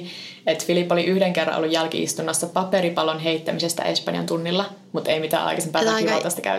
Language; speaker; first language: Finnish; native; Finnish